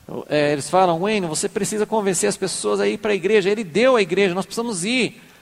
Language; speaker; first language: Portuguese; native; Portuguese